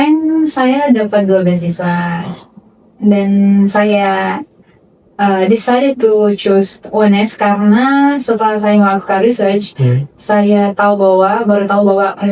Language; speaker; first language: Indonesian; non-native, fluent; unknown